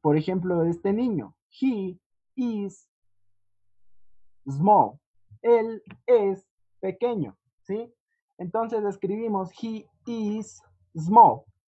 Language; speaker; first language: Spanish; native; Spanish